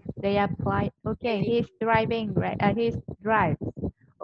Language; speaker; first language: English; non-native, fluent; Vietnamese